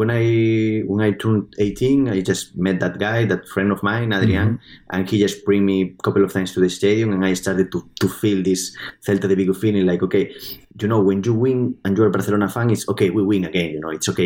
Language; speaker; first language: English; non-native, fluent; Spanish